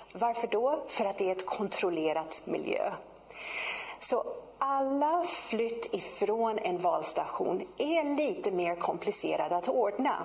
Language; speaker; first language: Swedish; non-native, fluent; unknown